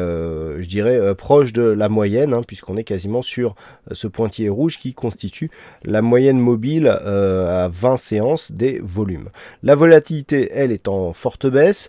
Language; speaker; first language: French; native; French